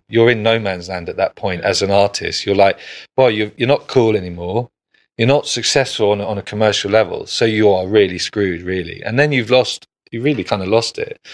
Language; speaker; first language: English; native; English